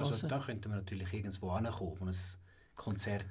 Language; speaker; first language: German; native; German